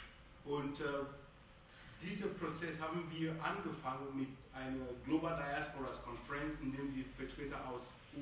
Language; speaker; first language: German; non-native, fluent; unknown